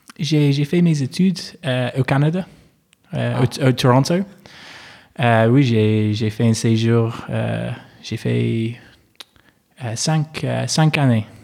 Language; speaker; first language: French; non-native, fluent; English